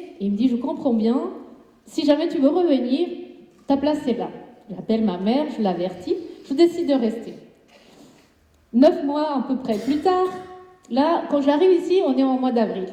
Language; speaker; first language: French; non-native, fluent; Spanish